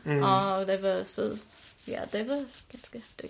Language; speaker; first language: Swedish; non-native, learner; English